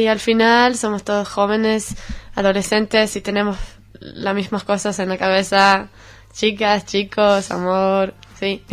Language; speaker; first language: Spanish; non-native, fluent; Hebrew